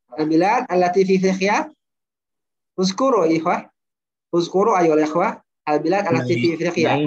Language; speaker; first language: Arabic; non-native, fluent; Indonesian